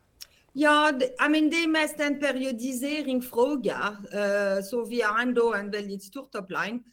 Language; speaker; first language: Swedish; non-native, fluent; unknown